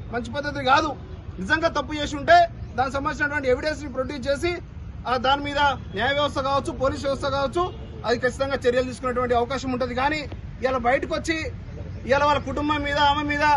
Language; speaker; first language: Telugu; non-native, local second language; Lambadi